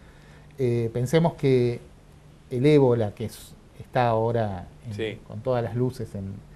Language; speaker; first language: Spanish; native; Spanish